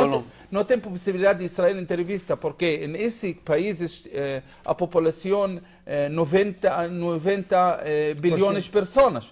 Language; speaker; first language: Spanish; non-native, learner; Hebrew